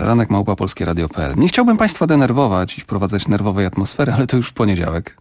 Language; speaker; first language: Polish; native; Polish